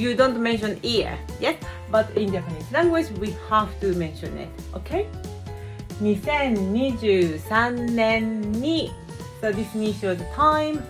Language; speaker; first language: English; non-native, fluent; Japanese